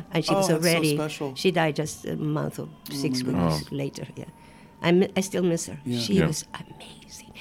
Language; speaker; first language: English; non-native, fluent; Spanish